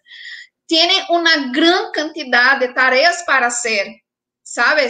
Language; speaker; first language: Spanish; non-native, fluent; Portuguese